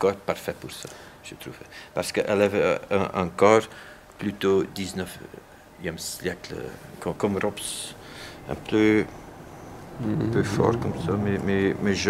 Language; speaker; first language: French; non-native, local second language; Dutch